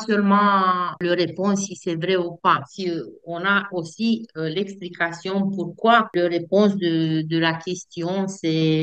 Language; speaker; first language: French; non-native, fluent; Romanian